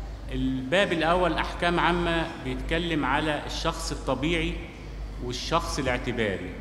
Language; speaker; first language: Arabic; native; Arabic